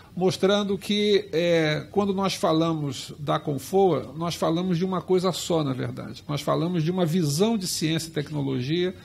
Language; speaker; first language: Portuguese; native; Portuguese